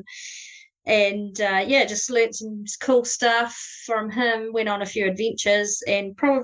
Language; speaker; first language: English; native; English